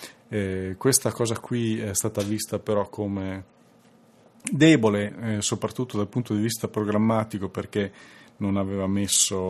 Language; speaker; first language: Italian; native; Italian